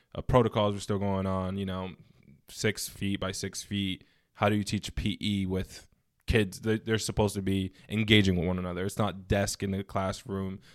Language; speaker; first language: English; native; English